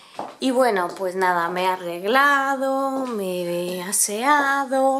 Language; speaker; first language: Spanish; native; Spanish